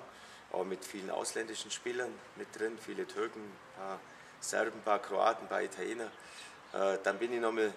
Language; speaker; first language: German; native; German